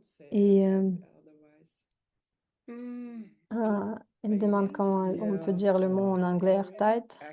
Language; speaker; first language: French; non-native, fluent; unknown